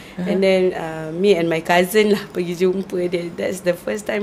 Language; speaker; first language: English; non-native, local second language; Malay